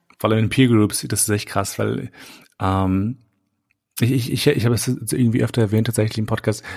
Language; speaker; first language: German; early bilingual, other home language; Albanian